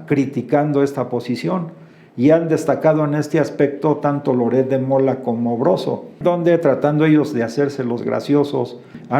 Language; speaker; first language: Spanish; native; Spanish